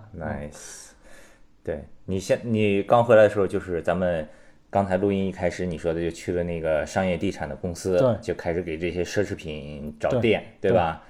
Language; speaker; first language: Chinese; native; Chinese